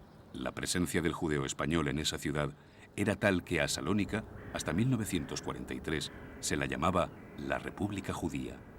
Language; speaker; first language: Spanish; native; Spanish